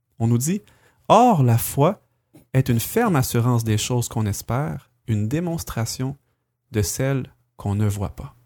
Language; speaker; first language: French; native; French